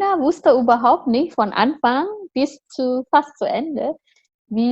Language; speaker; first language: German; non-native, fluent; Indonesian